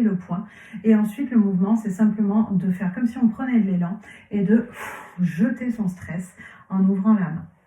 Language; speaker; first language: French; native; French